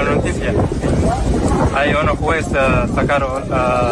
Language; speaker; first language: Spanish; non-native, learner; Arabic